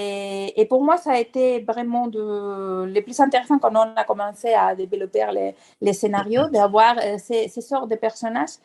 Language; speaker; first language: French; non-native, fluent; Spanish